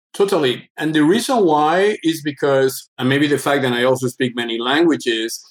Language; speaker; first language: English; non-native, fluent; Spanish